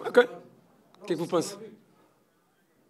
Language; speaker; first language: French; non-native, learner; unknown